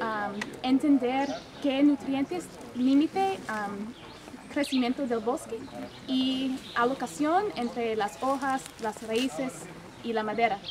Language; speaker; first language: Spanish; non-native, fluent; English